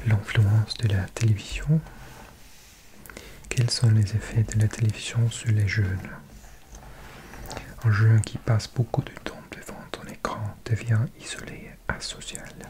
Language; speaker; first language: French; non-native, learner; English